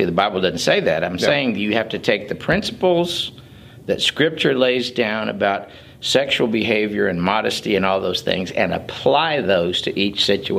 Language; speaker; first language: English; native; English